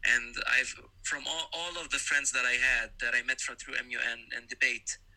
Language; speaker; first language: English; non-native, fluent; Arabic